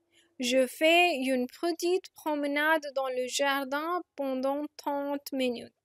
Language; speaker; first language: French; non-native, fluent; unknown